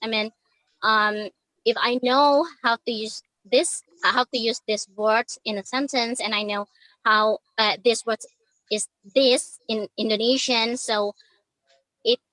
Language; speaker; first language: English; non-native, learner; Indonesian